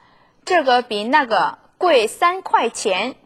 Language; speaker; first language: Chinese; non-native, fluent; Korean